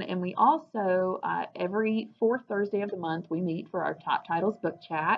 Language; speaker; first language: English; native; English